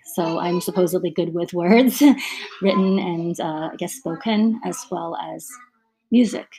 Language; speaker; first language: English; native; English